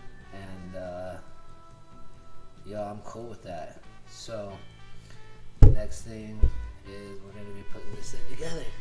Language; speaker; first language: English; native; English